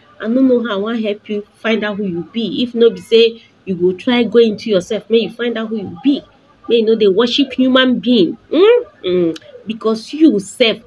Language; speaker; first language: Nigerian Pidgin; non-native, local second language; Igbo